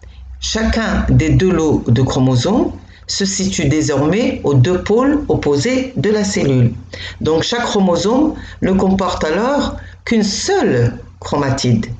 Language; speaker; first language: French; non-native, local second language; Arabic